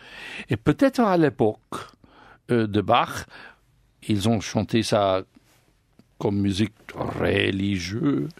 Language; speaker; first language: French; non-native, learner; English